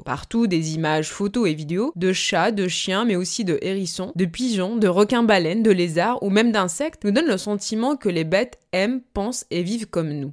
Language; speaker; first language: French; native; French